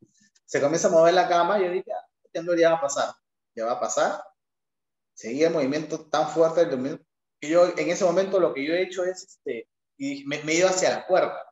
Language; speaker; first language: Spanish; native; Spanish